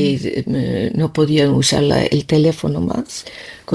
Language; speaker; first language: Spanish; non-native, learner; Danish